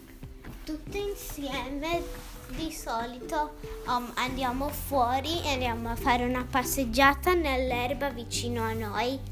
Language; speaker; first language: Italian; early bilingual, heritage; Italian